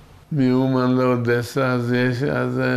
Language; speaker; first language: Hebrew; early bilingual, other home language; Yiddish